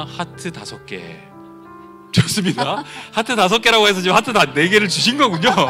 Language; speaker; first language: Korean; native; Korean